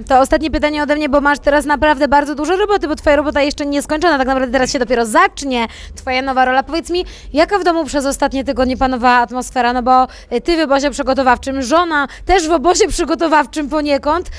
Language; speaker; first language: Polish; native; Polish